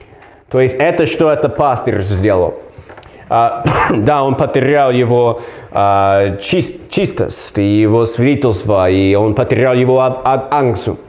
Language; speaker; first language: Russian; non-native, learner; English